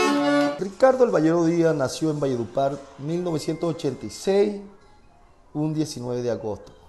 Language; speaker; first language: Spanish; native; Spanish